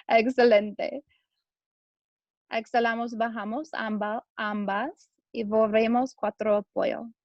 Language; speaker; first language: Spanish; non-native, learner; English